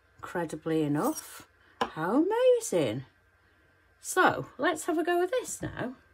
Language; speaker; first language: English; native; English